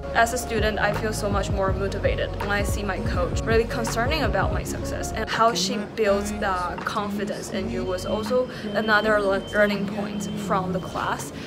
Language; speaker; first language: English; early bilingual, other home language; Chinese